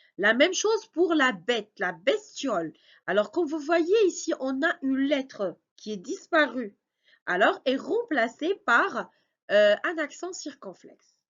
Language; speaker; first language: French; non-native, local second language; Arabic